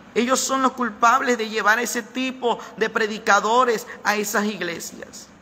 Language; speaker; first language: Spanish; native; Spanish